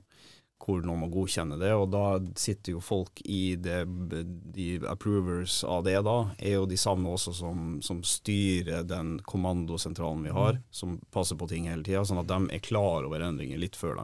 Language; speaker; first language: Norwegian; native; Norwegian